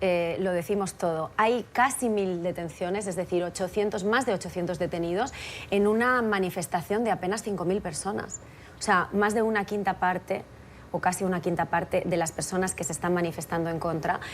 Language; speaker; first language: Spanish; native; Spanish